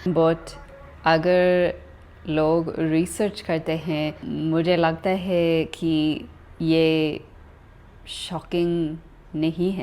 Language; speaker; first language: Hindi; non-native, learner; English